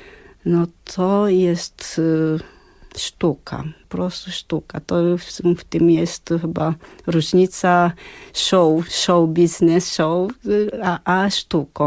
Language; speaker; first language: Polish; non-native, fluent; Japanese